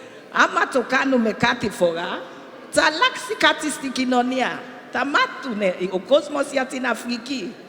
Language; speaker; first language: Greek; non-native, learner; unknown